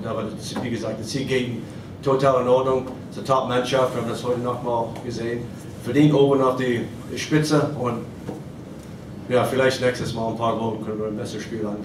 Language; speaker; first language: German; non-native, learner; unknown